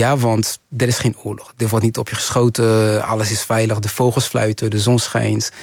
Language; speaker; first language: Dutch; early bilingual, other home language; Kinyarwanda